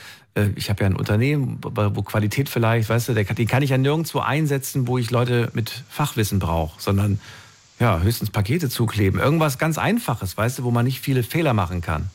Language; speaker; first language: German; native; German